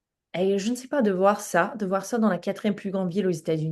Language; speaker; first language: French; non-native, fluent; English